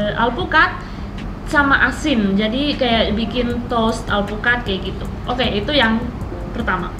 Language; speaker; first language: Indonesian; non-native, fluent; Spanish